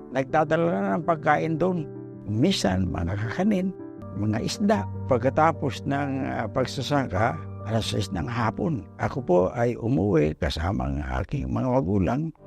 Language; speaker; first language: Filipino; non-native, local second language; Pangasinan